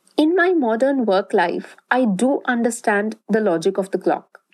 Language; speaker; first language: English; non-native, local second language; Bangla